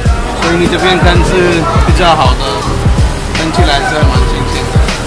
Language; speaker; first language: Chinese; non-native, fluent; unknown